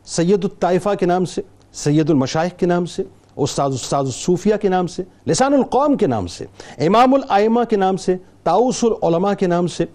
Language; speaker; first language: Urdu; native; Urdu